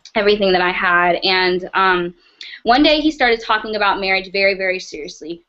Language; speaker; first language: English; native; English